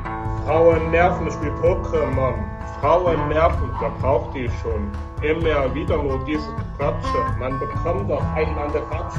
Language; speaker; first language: German; native; German